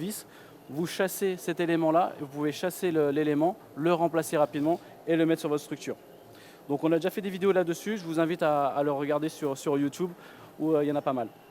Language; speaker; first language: French; native; French